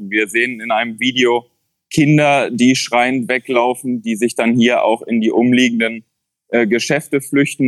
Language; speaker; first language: German; native; German